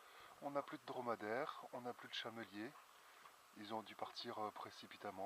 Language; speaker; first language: French; native; French